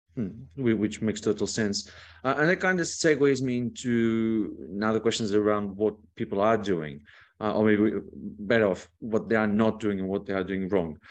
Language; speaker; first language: English; non-native, fluent; Portuguese